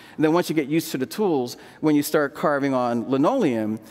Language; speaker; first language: English; native; English